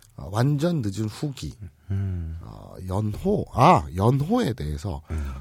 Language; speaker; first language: Korean; native; Korean